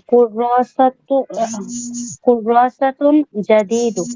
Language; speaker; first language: Arabic; non-native, learner; Bangla